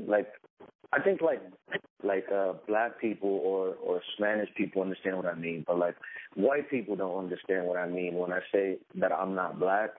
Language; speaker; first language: English; native; English